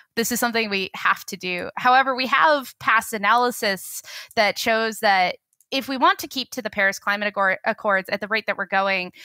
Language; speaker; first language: English; native; English